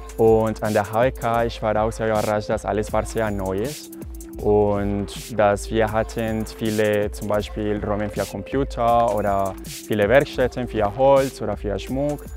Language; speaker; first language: German; non-native, local second language; Spanish